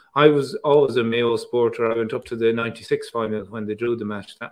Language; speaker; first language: English; native; English